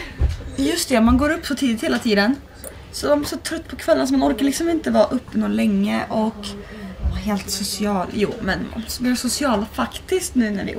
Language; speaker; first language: Swedish; native; Swedish